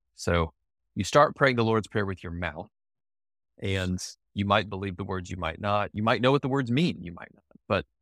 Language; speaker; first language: English; native; English